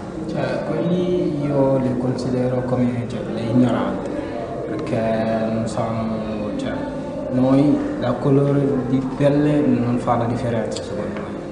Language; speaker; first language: Italian; non-native, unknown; Wolof